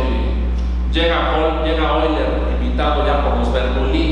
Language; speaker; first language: Spanish; native; Spanish